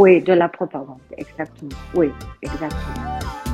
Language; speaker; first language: French; non-native, learner; Arabic